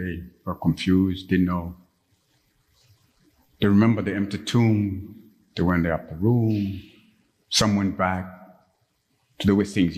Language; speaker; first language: English; non-native, local second language; Ganda